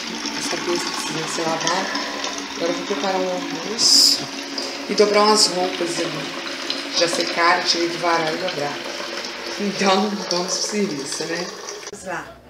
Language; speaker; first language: Portuguese; native; Portuguese